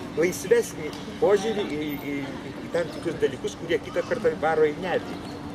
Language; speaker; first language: Lithuanian; native; Lithuanian